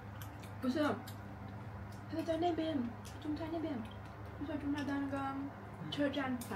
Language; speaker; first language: Chinese; non-native, fluent; Vietnamese